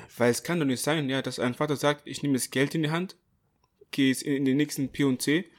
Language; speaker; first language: German; early bilingual, other home language; Akan